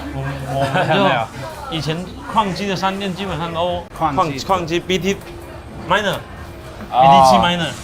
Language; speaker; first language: Chinese; native; Chinese